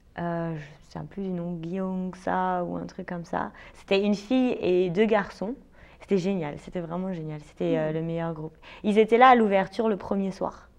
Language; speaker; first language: French; native; French